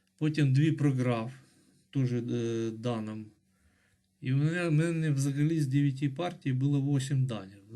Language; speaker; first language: Ukrainian; non-native, local second language; Russian